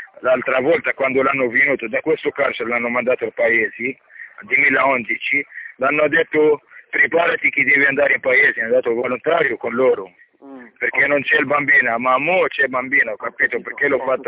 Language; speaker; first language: Italian; non-native, learner; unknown